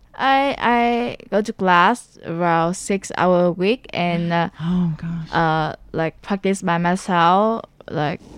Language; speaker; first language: English; non-native, learner; Vietnamese